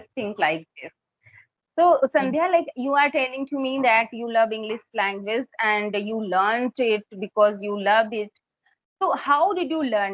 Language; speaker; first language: English; non-native, fluent; Hindi